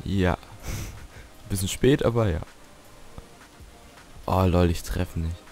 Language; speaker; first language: German; native; German